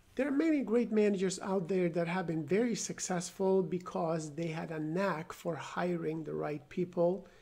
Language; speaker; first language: English; non-native, fluent; Persian